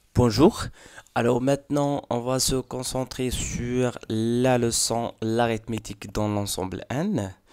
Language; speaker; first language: French; non-native, local second language; Arabic